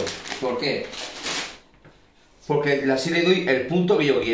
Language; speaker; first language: Spanish; native; Spanish